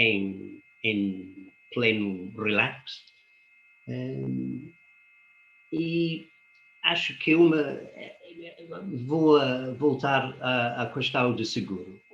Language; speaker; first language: Portuguese; non-native, fluent; English